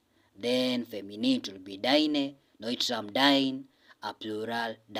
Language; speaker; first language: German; non-native, fluent; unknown